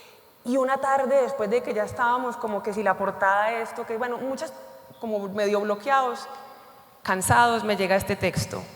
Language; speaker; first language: Spanish; native; Spanish